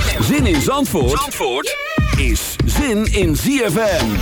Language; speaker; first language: Dutch; native; Dutch